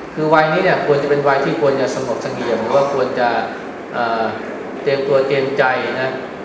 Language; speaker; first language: Thai; native; Thai